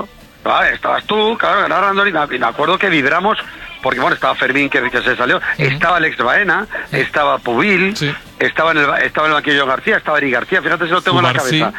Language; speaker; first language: Spanish; native; Spanish